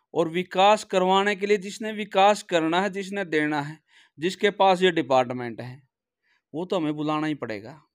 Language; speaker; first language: Hindi; native; Hindi